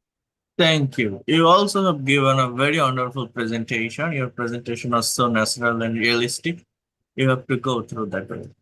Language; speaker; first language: English; non-native, fluent; Bangla